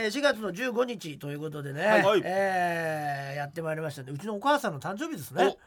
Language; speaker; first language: Japanese; native; Japanese